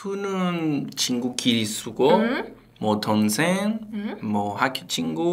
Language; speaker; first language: Korean; non-native, fluent; Spanish